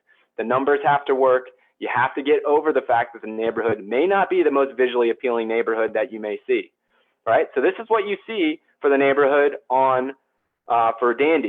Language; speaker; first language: English; native; English